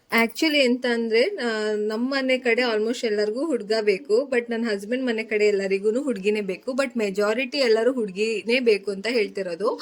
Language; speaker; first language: Kannada; native; Kannada